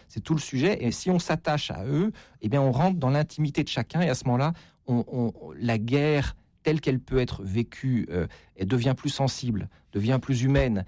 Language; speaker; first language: French; native; French